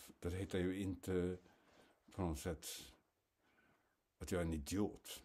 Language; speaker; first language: Swedish; non-native, fluent; German